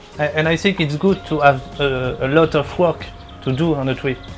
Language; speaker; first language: English; non-native, learner; French